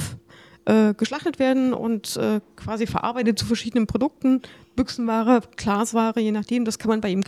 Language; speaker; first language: German; native; German